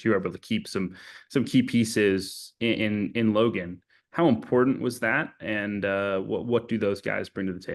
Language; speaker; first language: English; native; English